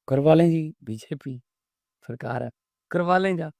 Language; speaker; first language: Hindi; non-native, local second language; Punjabi